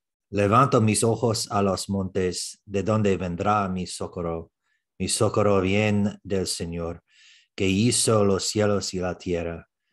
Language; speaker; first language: Spanish; non-native, learner; English